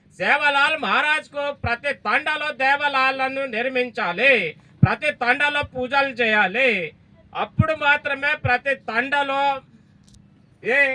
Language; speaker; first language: Telugu; non-native, local second language; Lambadi